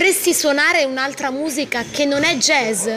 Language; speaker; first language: Italian; native; Italian